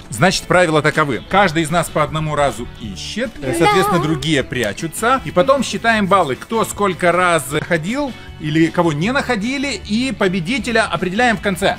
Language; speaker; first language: Russian; native; Russian